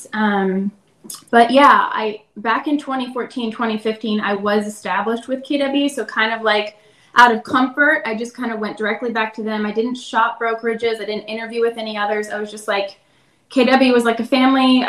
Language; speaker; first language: English; native; English